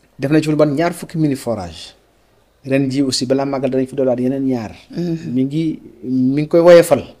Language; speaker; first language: Wolof; native; Wolof